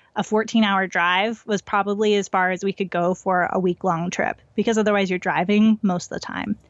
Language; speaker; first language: English; native; English